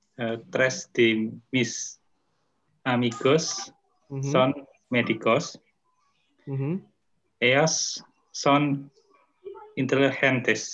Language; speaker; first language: Spanish; non-native, learner; Indonesian